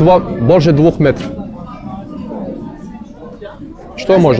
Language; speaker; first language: Russian; non-native, learner; Turkish